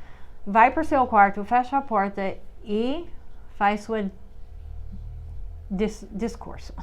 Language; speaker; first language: Portuguese; non-native, fluent; English